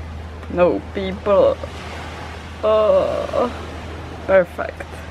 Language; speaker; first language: English; non-native, learner; Czech